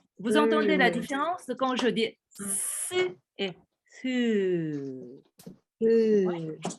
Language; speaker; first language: French; early bilingual, other home language; Korean